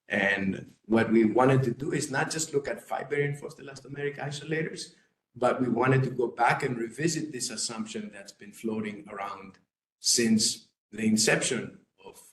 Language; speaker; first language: English; non-native, fluent; Greek